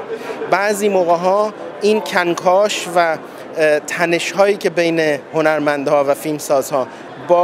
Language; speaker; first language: Persian; native; Persian